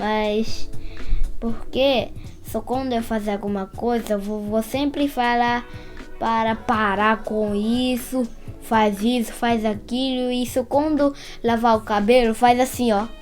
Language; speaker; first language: Portuguese; early bilingual, heritage; Portuguese